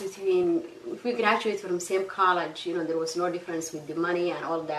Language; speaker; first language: English; non-native, fluent; Somali